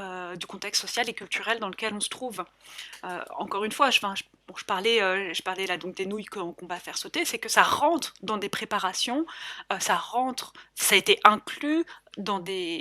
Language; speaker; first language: French; native; French